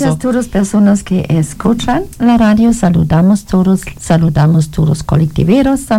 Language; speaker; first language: Spanish; non-native, learner; German